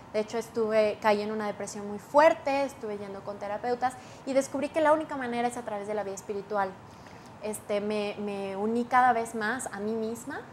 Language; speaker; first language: Spanish; native; Spanish